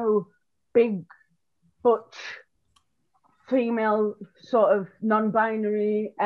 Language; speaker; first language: English; native; English